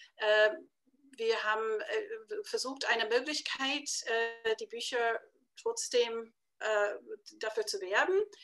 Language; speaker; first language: German; non-native, fluent; English